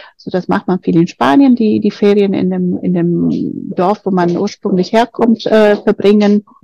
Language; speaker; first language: German; non-native, fluent; Spanish